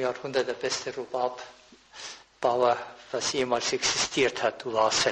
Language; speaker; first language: German; non-native, fluent; Persian